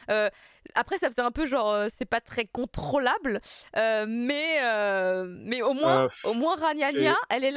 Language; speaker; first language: French; native; French